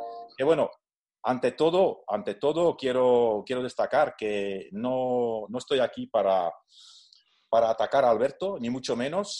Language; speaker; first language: Spanish; non-native, fluent; Dutch